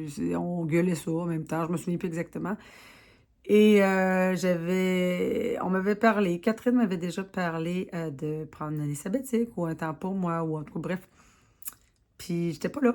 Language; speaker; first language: French; native; French